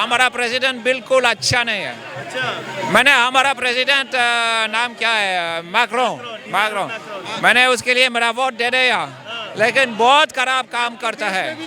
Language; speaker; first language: Hindi; non-native, fluent; French